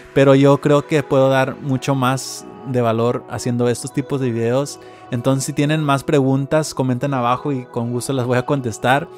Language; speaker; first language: Spanish; early bilingual, heritage; Spanish